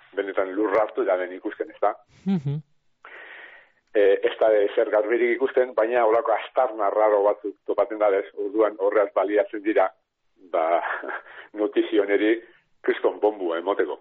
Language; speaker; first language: Basque; native; Basque